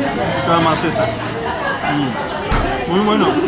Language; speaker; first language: Spanish; native; Spanish